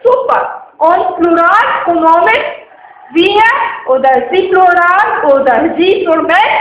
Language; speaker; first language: German; non-native, learner; Arabic